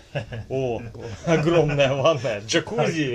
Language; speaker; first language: Russian; native; Russian